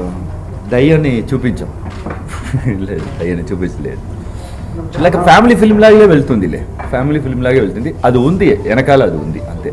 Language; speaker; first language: Telugu; non-native, local second language; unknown